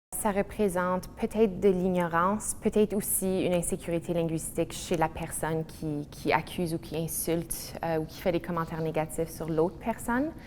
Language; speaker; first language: French; native; French